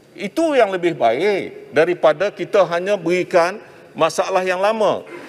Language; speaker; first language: Malay; native; Malay